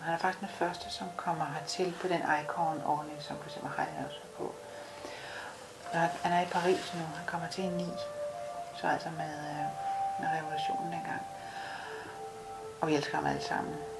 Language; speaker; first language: Danish; native; Danish